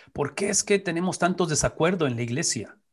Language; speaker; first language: Spanish; native; Spanish